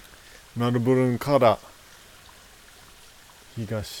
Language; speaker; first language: Japanese; non-native, fluent; English